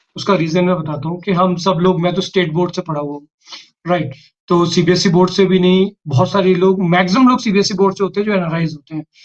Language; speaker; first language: Hindi; native; Hindi